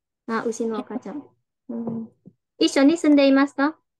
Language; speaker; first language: Japanese; non-native, fluent; Vietnamese